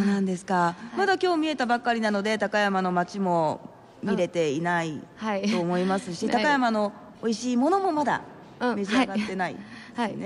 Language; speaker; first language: Japanese; native; Japanese